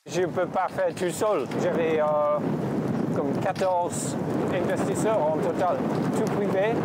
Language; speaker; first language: French; non-native, fluent; English